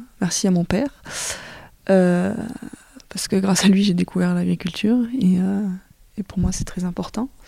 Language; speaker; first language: French; native; French